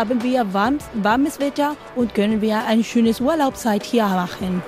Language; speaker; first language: German; non-native, learner; Spanish